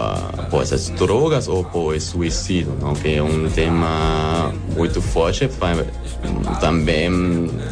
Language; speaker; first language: Portuguese; non-native, learner; German